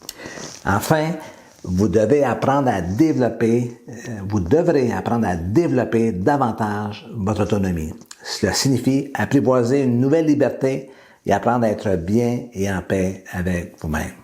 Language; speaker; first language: French; native; French